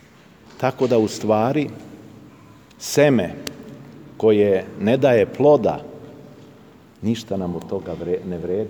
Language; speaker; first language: Serbian; native; Serbian